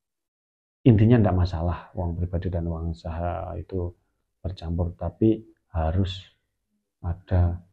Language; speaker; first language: Indonesian; native; Indonesian